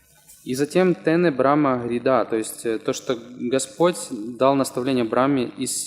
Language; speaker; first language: Russian; native; Russian